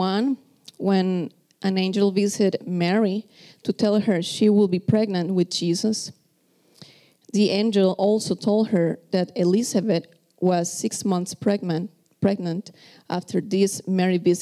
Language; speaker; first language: English; non-native, fluent; Spanish